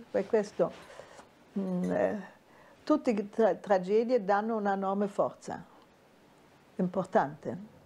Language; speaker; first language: Italian; non-native, fluent; German